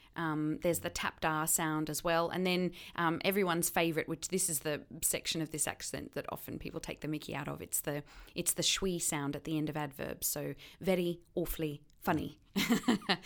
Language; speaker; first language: English; native; English